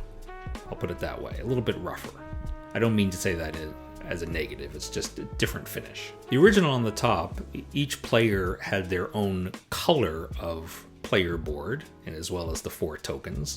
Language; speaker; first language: English; native; English